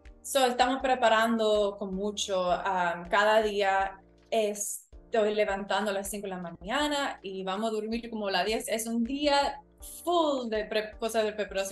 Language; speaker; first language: Spanish; early bilingual, other home language; English